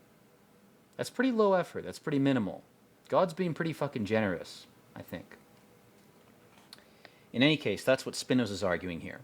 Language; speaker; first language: English; native; English